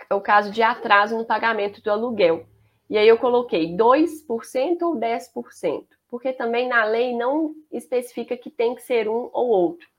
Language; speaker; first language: Portuguese; native; Portuguese